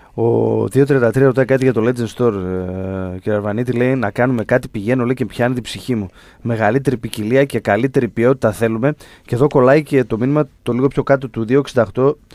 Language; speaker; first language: Greek; native; Greek